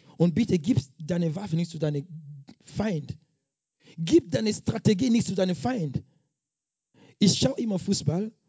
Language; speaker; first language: German; non-native, fluent; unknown